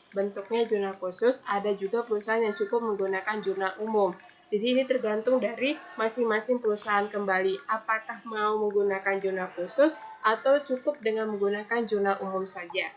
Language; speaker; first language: Indonesian; native; Indonesian